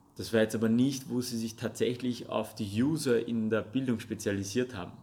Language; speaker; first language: German; non-native, fluent; Russian